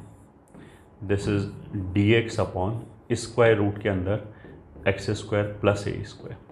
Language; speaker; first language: Hindi; native; Hindi